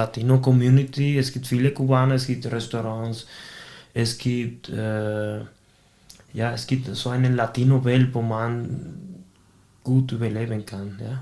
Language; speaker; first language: German; non-native, fluent; Spanish